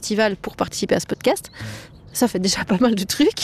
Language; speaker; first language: French; native; French